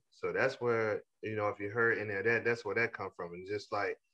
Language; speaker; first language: English; native; English